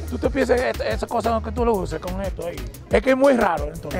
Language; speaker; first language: Spanish; early bilingual, heritage; Spanish